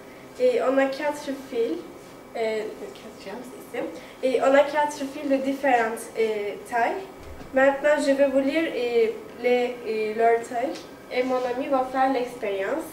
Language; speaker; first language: French; non-native, learner; Turkish